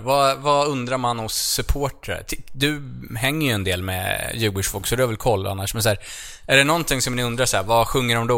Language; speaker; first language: Swedish; native; Swedish